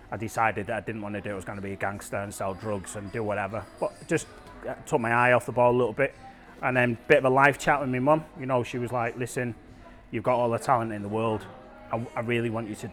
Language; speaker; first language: English; native; English